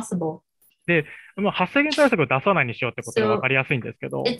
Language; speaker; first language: Japanese; native; Japanese